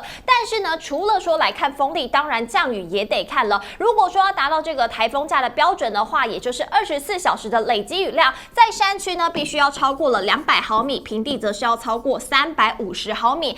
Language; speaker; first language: Chinese; native; Chinese